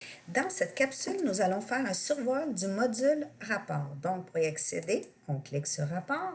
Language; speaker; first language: French; native; French